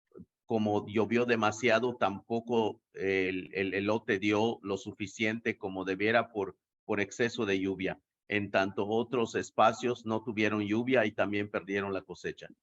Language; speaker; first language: Spanish; native; Spanish